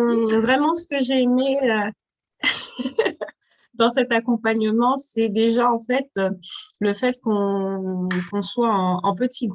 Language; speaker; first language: French; native; French